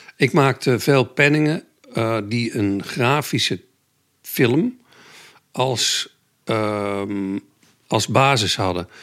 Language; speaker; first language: Dutch; native; Dutch